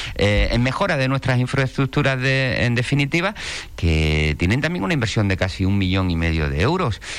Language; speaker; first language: Spanish; native; Spanish